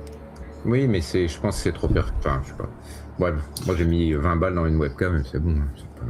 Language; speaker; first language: French; native; French